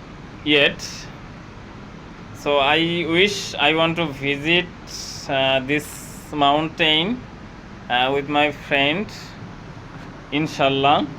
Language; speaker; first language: English; non-native, learner; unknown